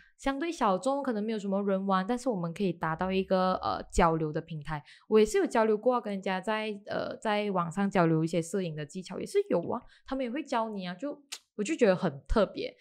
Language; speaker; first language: Chinese; native; Chinese